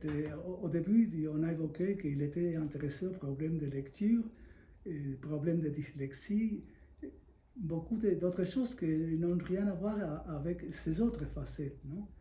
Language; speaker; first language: French; non-native, fluent; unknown